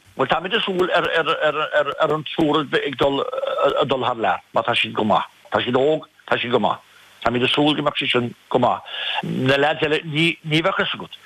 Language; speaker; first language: Irish; native; Irish